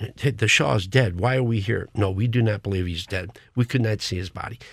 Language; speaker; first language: English; native; English